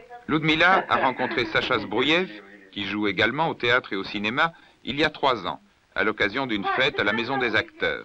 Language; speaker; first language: French; native; French